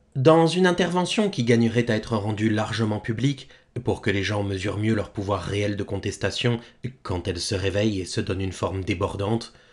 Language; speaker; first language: French; native; French